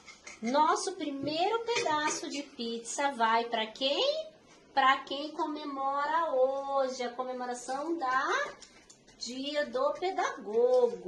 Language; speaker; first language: Portuguese; native; Portuguese